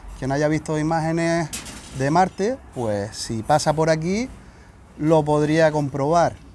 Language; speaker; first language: Spanish; native; Spanish